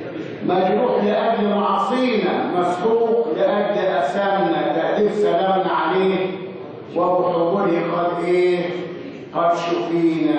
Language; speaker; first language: Arabic; native; Arabic